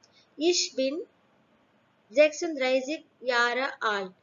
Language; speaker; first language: German; non-native, fluent; Hindi